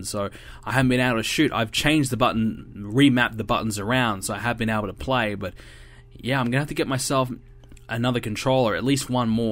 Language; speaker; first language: English; native; English